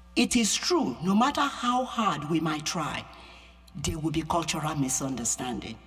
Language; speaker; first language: English; non-native, local second language; Yoruba